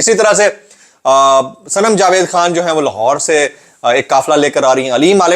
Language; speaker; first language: Urdu; native; Urdu